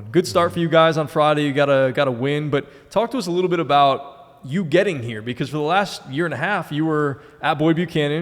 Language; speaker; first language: English; native; English